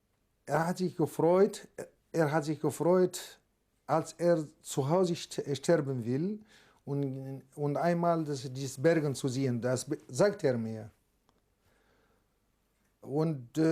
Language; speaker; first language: German; non-native, learner; Arabic